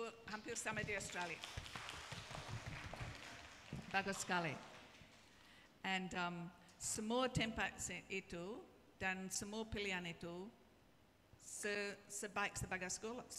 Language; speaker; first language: Indonesian; non-native, learner; English